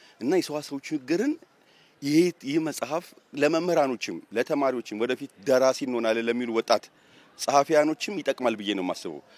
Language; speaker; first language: Amharic; native; Amharic